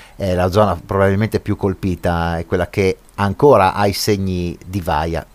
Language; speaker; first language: Italian; native; Italian